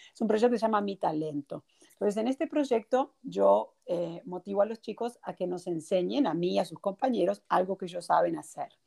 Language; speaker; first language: Spanish; native; Spanish